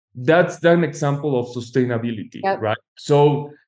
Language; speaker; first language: English; non-native, fluent; Spanish